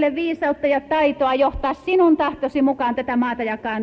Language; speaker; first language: Finnish; native; Finnish